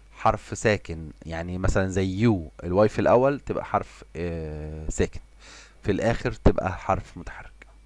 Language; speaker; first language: Arabic; native; Arabic